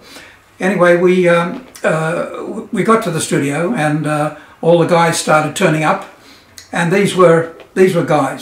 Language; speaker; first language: English; native; English